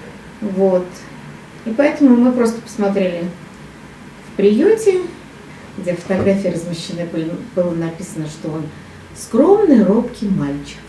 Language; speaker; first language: Russian; native; Russian